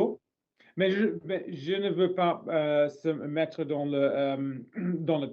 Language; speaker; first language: French; non-native, learner; English